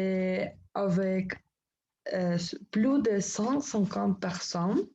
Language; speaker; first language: French; non-native, learner; Spanish